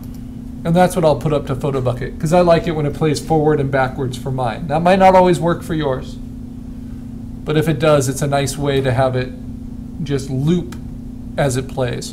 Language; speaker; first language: English; native; English